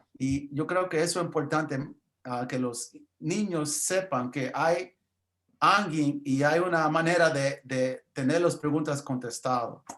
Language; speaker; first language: Spanish; early bilingual, heritage; English